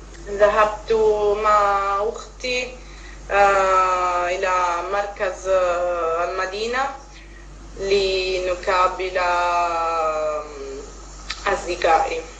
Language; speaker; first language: Arabic; non-native, learner; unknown